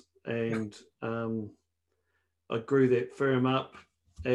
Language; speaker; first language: English; native; English